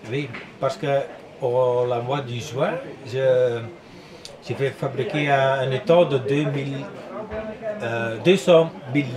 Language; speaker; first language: French; non-native, learner; Dutch